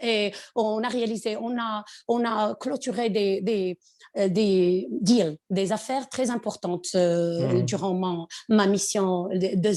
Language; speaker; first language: French; non-native, local second language; Arabic